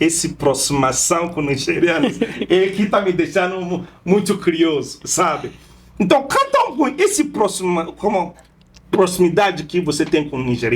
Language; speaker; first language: Portuguese; non-native, fluent; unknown